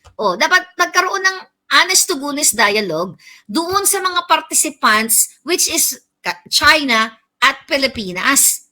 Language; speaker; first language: Filipino; non-native, local second language; Cebuano